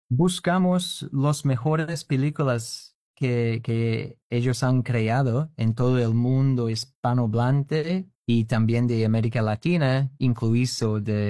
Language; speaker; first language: Spanish; non-native, fluent; English